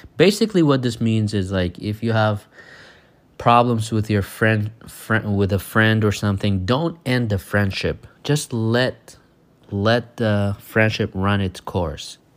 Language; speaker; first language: English; non-native, fluent; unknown